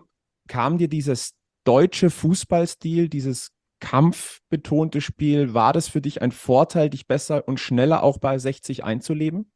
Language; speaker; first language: German; native; German